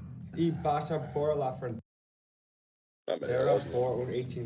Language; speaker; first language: Spanish; non-native, learner; English